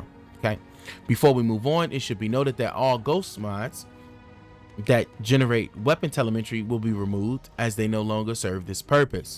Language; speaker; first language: English; native; English